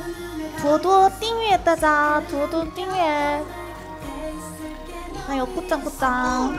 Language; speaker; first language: Chinese; non-native, learner; Korean